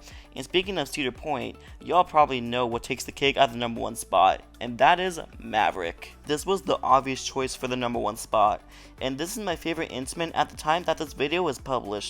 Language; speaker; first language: English; native; English